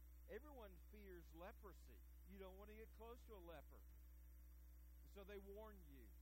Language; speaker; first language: English; native; English